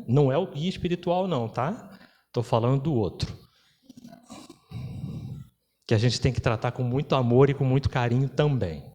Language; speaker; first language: Portuguese; native; Portuguese